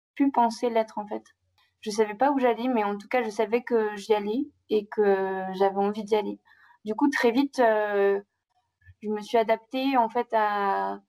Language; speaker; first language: French; native; French